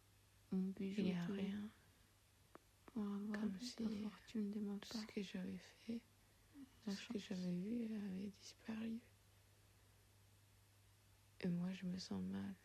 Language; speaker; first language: French; non-native, fluent; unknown